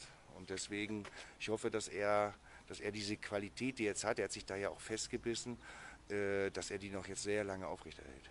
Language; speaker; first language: German; native; German